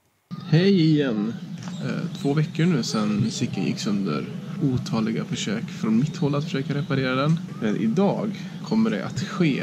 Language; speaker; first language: Swedish; native; Swedish